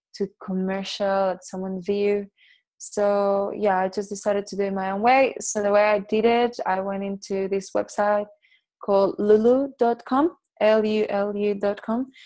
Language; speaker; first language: English; non-native, fluent; Catalan